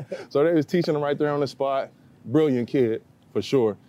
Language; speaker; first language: English; native; English